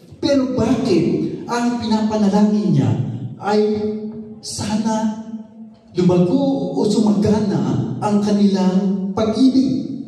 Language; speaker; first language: Filipino; non-native, local second language; Iloko